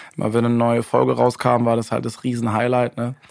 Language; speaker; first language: German; native; German